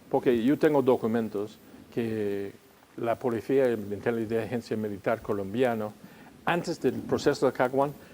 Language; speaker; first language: Spanish; non-native, fluent; English